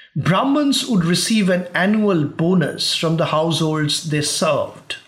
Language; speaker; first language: English; non-native, local second language; Bangla